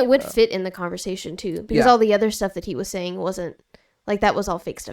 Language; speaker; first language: English; native; English